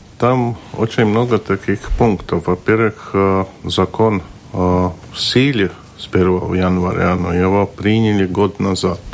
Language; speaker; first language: Russian; non-native, local second language; Latvian